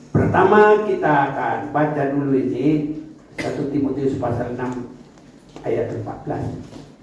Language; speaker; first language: Indonesian; non-native, local second language; Batak Toba